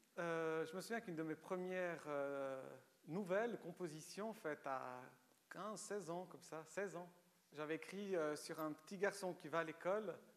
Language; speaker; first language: French; early bilingual, other home language; Romanian